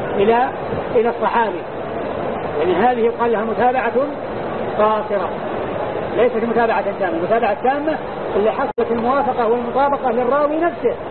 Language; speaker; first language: Arabic; native; Arabic